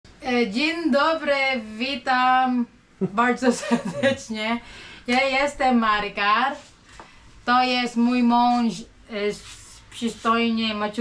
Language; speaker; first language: Polish; non-native, learner; Cebuano